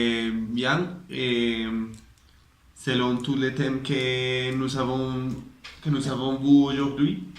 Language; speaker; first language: French; non-native, learner; Spanish